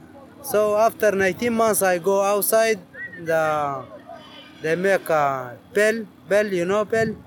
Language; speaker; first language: English; non-native, learner; Arabic